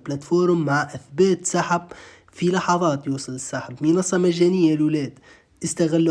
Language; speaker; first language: Arabic; native; Arabic